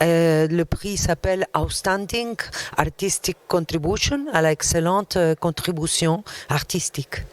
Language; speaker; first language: French; non-native, fluent; Arabic